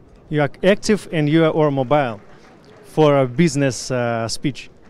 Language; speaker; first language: English; non-native, learner; Russian